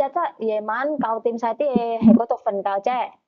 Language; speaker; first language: Cantonese; native; Cantonese